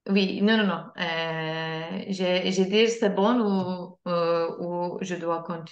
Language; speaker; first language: French; non-native, learner; Turkish